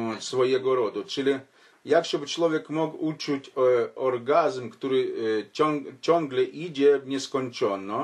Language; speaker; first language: Polish; non-native, fluent; Ukrainian